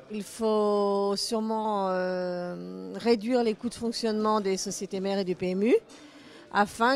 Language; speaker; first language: French; native; French